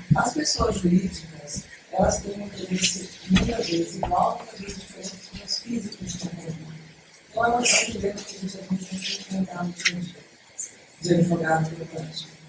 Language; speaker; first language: Portuguese; native; Portuguese